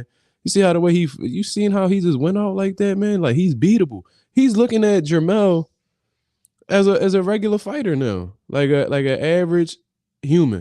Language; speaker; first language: English; native; English